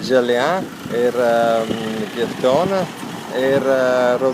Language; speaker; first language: Lithuanian; non-native, learner; Italian